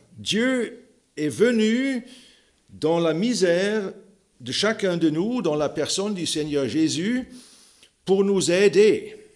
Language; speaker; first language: French; non-native, fluent; German